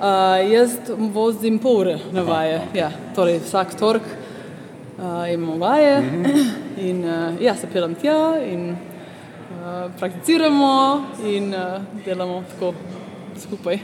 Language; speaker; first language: Slovenian; early bilingual, heritage; Slovenian